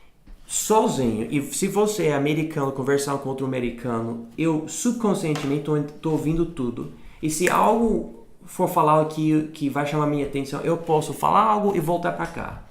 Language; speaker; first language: Portuguese; non-native, fluent; English